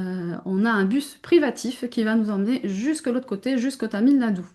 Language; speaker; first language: French; native; French